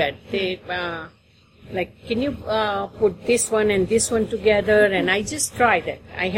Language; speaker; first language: English; non-native, local second language; Gujarati